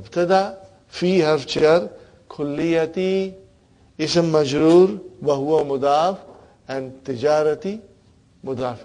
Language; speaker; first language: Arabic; non-native, fluent; Urdu